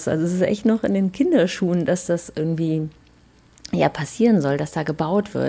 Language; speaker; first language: German; native; German